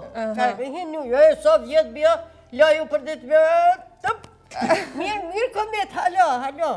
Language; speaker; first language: Albanian; native; Albanian